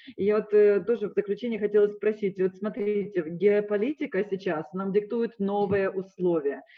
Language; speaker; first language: Russian; native; Russian